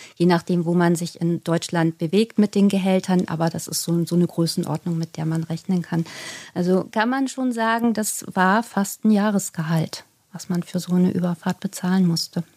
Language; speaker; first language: German; native; German